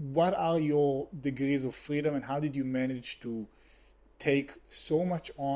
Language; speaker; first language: English; non-native, fluent; Hebrew